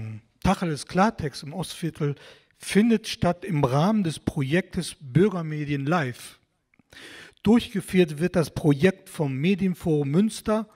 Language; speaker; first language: German; non-native, fluent; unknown